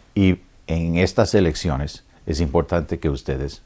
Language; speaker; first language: Spanish; early bilingual, heritage; Spanish